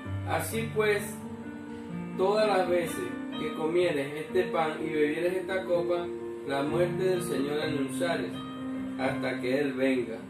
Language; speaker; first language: Spanish; native; Spanish